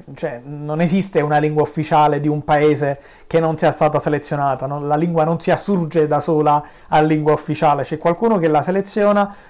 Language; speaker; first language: Italian; native; Italian